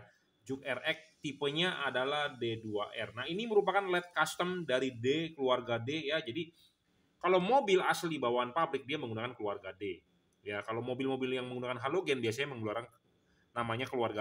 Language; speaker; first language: Indonesian; native; Indonesian